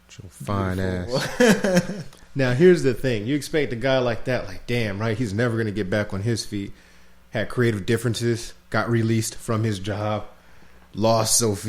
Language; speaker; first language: English; native; English